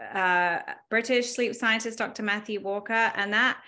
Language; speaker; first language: English; native; English